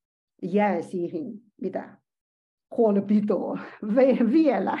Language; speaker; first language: Finnish; non-native, learner; Chinese